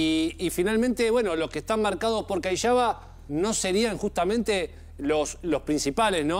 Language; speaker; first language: Spanish; native; Spanish